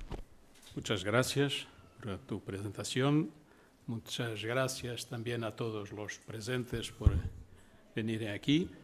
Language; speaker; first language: Spanish; non-native, learner; Portuguese